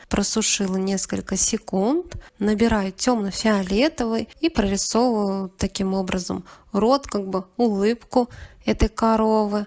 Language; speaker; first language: Russian; native; Russian